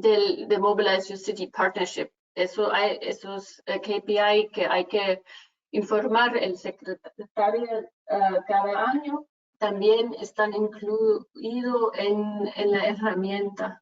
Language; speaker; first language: Spanish; non-native, fluent; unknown